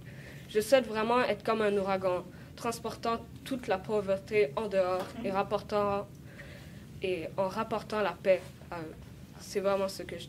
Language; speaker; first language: French; early bilingual, other home language; Arabic